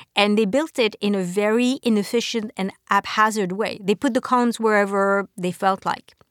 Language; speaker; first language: English; non-native, fluent; French